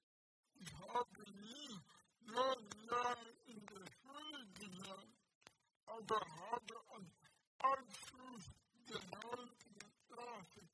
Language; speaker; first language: German; non-native, learner; Russian